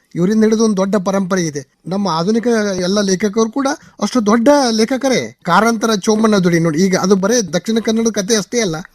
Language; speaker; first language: Kannada; native; Kannada